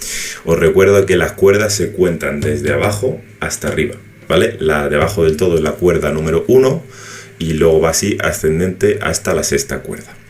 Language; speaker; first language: Spanish; native; Spanish